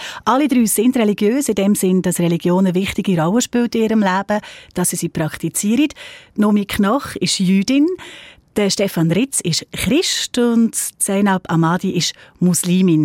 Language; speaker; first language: German; native; German